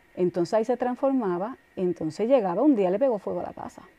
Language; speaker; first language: Spanish; native; Spanish